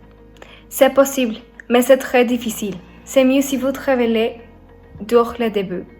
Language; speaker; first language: French; non-native, learner; Spanish